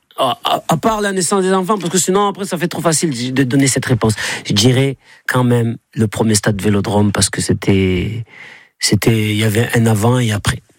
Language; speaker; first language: French; native; French